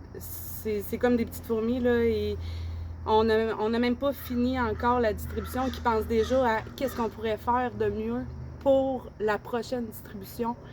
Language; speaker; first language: French; native; French